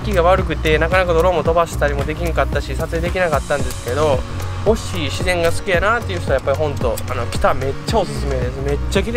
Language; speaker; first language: Japanese; native; Japanese